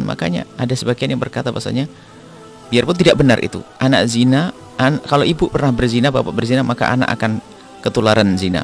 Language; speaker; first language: Indonesian; native; Indonesian